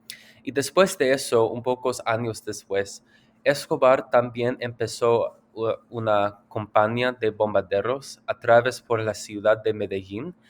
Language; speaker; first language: Spanish; non-native, learner; English